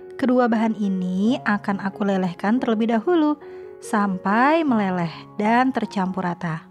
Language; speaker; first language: Indonesian; native; Indonesian